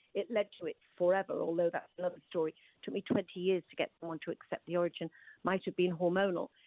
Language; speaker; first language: English; native; English